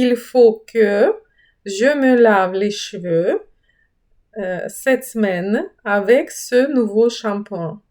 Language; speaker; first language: French; non-native, fluent; Ukrainian